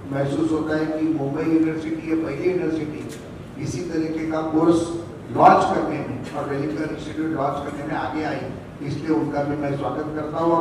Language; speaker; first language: Hindi; non-native, local second language; Marathi